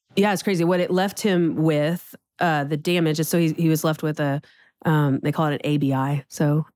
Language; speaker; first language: English; native; English